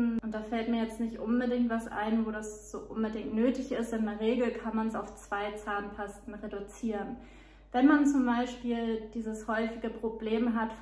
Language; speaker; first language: German; native; German